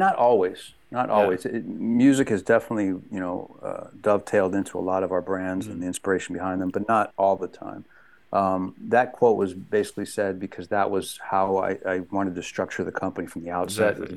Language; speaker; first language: English; native; English